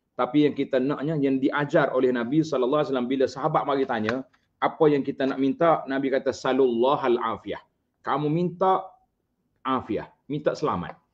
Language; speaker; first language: Malay; native; Malay